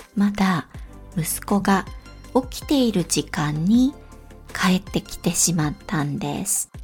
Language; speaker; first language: Japanese; native; Japanese